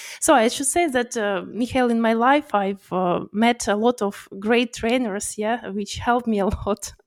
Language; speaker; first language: English; non-native, learner; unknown